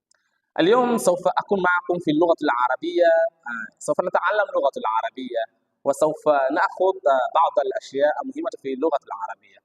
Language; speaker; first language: Arabic; non-native, fluent; Swahili